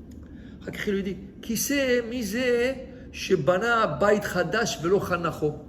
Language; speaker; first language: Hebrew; non-native, fluent; French